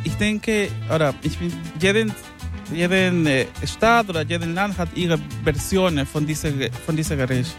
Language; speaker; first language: German; non-native, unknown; Spanish